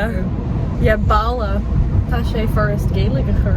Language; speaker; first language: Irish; non-native, learner; English